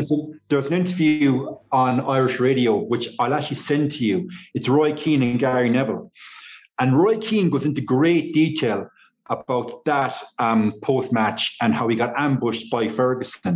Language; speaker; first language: English; native; English